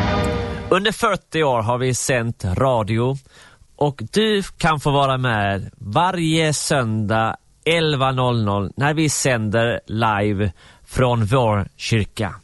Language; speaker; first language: Swedish; native; Swedish